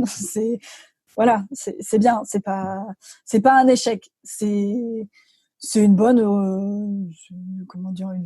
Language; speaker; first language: French; native; French